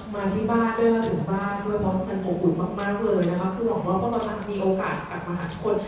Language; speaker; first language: Thai; native; Thai